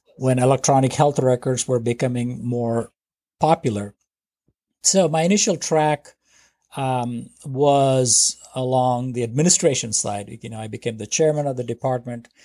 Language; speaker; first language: English; non-native, local second language; Telugu